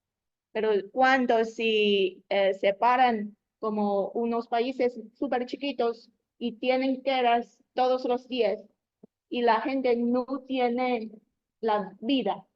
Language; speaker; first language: Spanish; non-native, learner; Chinese